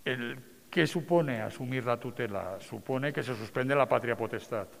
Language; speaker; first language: Spanish; non-native, local second language; Catalan